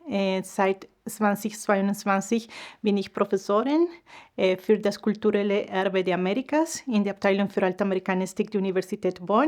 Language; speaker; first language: German; non-native, fluent; Spanish